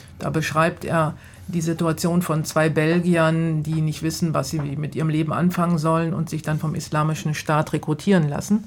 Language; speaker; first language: German; native; German